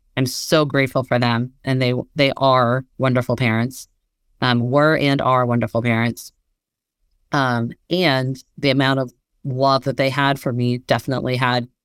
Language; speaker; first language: English; native; English